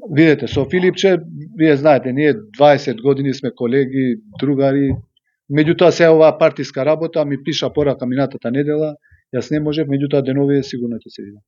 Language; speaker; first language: Macedonian; non-native, local second language; Albanian